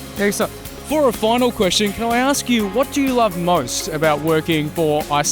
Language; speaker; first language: English; native; English